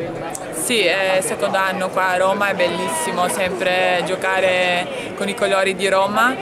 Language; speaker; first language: Italian; non-native, fluent; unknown